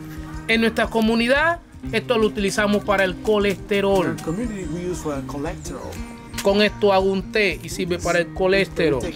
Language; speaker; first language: Spanish; native; Spanish